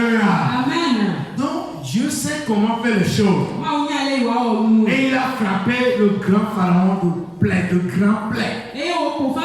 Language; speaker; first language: French; non-native, local second language; Ewe